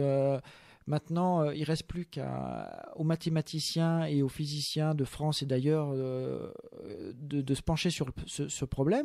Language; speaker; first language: French; native; French